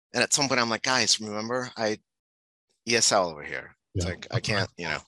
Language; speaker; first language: English; non-native, fluent; Spanish